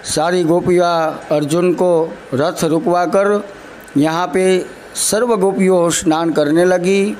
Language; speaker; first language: Hindi; non-native, local second language; Gujarati